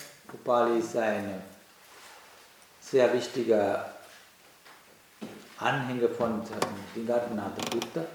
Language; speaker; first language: German; non-native, learner; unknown